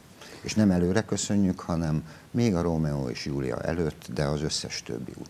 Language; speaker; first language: Hungarian; native; Hungarian